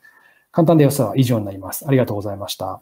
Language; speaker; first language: Japanese; native; Japanese